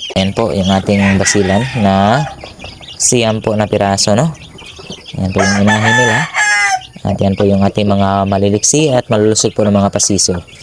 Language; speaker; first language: Filipino; non-native, local second language; Cebuano